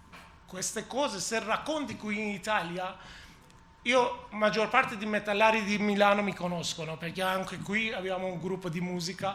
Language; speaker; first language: Italian; non-native, learner; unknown